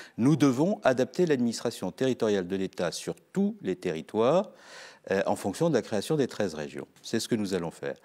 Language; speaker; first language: French; native; French